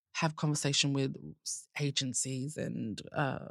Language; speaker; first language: English; native; English